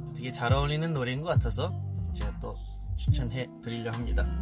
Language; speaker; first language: Korean; early bilingual, heritage; Korean